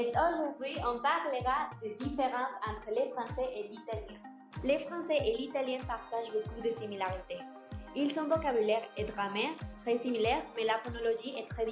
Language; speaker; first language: French; non-native, learner; Spanish